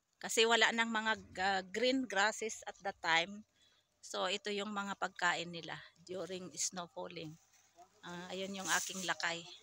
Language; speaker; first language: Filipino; non-native, local second language; Iloko